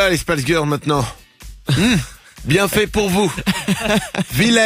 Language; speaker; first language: French; native; French